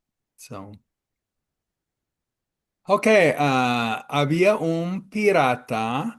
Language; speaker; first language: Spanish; non-native, fluent; English